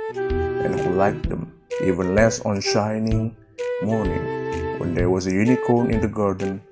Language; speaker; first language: English; non-native, fluent; Indonesian